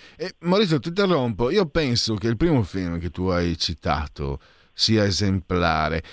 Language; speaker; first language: Italian; native; Italian